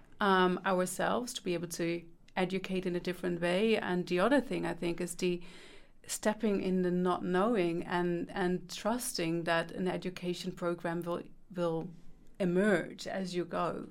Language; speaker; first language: English; non-native, fluent; Dutch